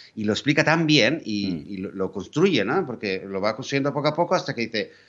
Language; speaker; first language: Spanish; native; Spanish